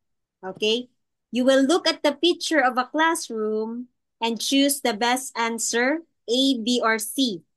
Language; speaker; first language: English; non-native, local second language; Filipino